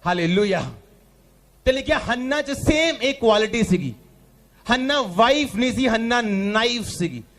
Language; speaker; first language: Hindi; non-native, local second language; Punjabi